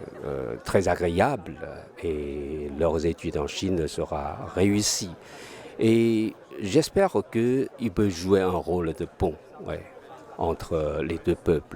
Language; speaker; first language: French; non-native, fluent; Chinese